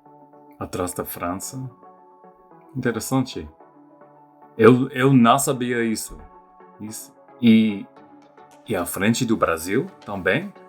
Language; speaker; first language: Portuguese; non-native, fluent; English